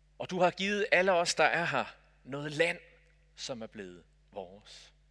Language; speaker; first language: Danish; native; Danish